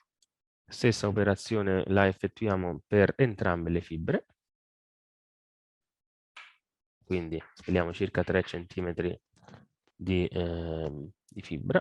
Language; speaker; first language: Italian; native; Italian